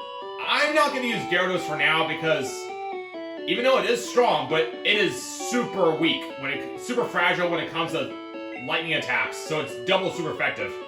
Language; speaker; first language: English; native; English